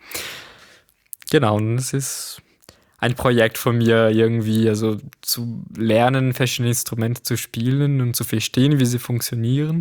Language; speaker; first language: German; non-native, fluent; Portuguese